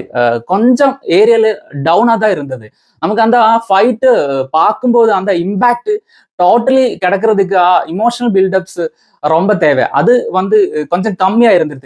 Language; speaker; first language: Tamil; non-native, learner; Malayalam